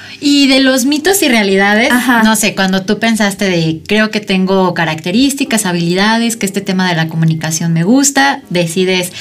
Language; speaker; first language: Spanish; native; Spanish